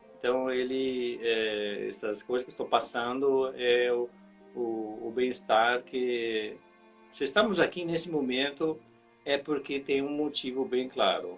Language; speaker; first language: Portuguese; non-native, fluent; Italian